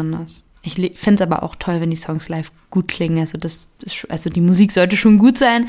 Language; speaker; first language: German; native; German